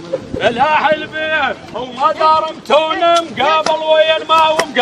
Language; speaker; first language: Arabic; native; Arabic